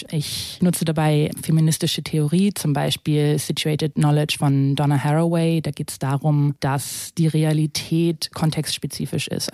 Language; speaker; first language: German; native; German